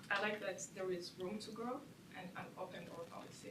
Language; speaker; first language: English; non-native, local second language; Kinyarwanda